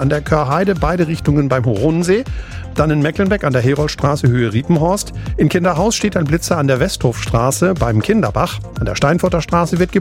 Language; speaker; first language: German; native; German